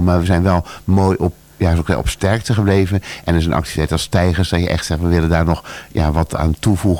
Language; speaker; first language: Dutch; native; Dutch